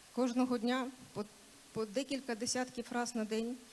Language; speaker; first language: Ukrainian; non-native, local second language; Russian